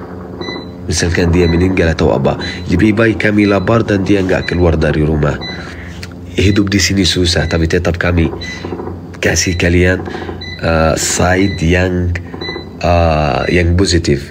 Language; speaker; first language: Indonesian; non-native, fluent; Arabic